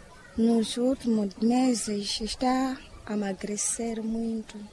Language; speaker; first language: Portuguese; non-native, local second language; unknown